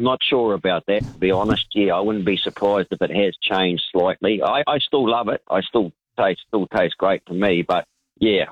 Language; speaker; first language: English; native; English